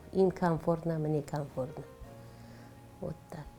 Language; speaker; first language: Russian; non-native, learner; Tajik